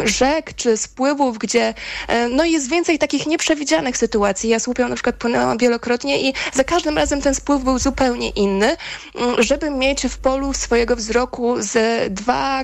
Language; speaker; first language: Polish; native; Polish